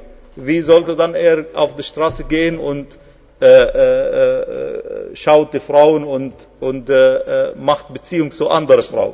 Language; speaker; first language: German; non-native, fluent; Arabic